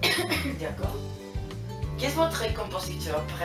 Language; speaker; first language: French; non-native, learner; Spanish